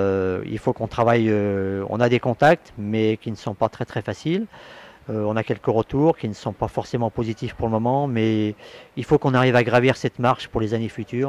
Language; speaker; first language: French; native; French